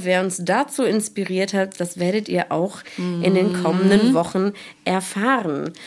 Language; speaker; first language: German; native; German